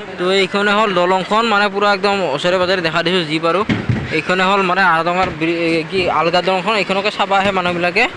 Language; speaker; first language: Assamese; native; Assamese